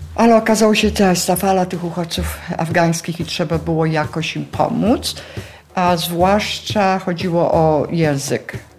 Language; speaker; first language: Polish; native; Polish